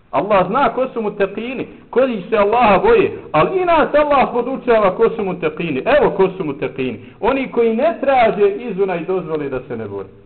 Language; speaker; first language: Bosnian; native; Bosnian